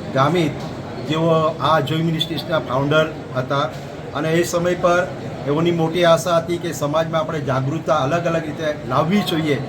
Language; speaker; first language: Gujarati; non-native, local second language; Gamit